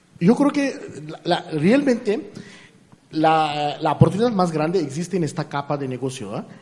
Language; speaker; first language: Spanish; non-native, fluent; Marathi